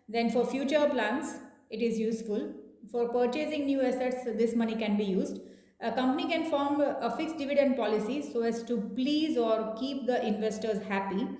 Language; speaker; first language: English; non-native, local second language; Gujarati